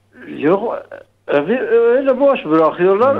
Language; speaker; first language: Turkish; non-native, local second language; Kurdish